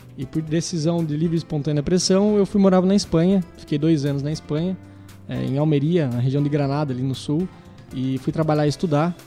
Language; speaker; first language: Portuguese; native; Portuguese